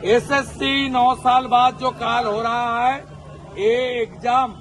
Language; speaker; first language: Hindi; non-native, local second language; Bangla